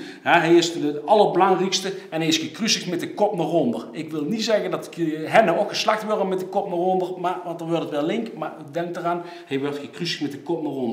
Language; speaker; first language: Dutch; native; Dutch